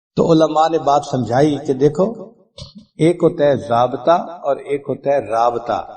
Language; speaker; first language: Urdu; non-native, local second language; Punjabi